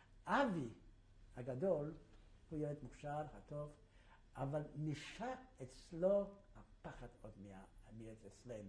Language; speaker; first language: Hebrew; non-native, fluent; Yiddish